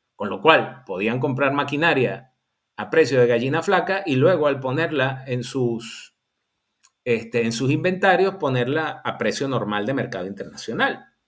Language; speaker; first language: Spanish; native; Spanish